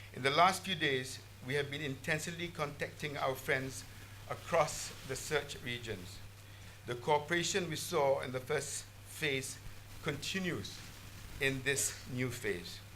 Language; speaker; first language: English; non-native, local second language; Malay